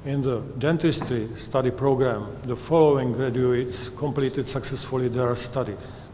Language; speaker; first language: English; non-native, fluent; Czech